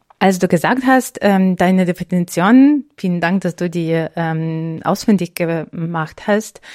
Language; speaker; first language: German; non-native, fluent; Ukrainian